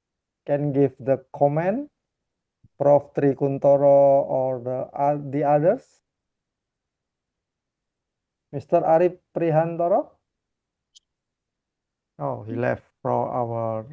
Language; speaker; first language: English; non-native, learner; Indonesian